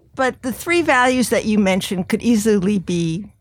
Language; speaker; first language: English; early bilingual, other home language; Maltese